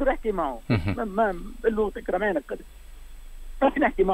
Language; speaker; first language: Arabic; native; Arabic